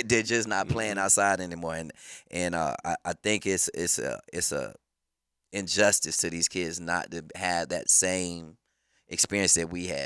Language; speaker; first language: English; native; English